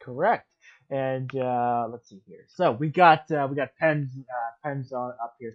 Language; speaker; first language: English; native; English